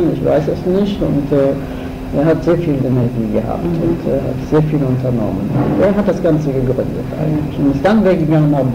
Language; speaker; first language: German; non-native, fluent; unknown